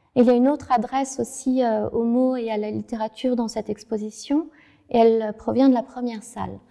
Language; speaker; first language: French; non-native, fluent; Vietnamese